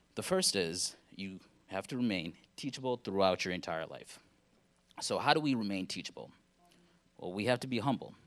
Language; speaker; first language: English; early bilingual, other home language; Hindi